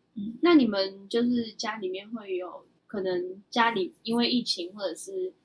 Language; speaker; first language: Chinese; early bilingual, heritage; Chinese